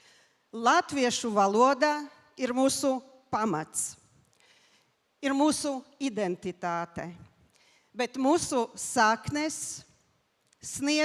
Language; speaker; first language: Latvian; non-native, local second language; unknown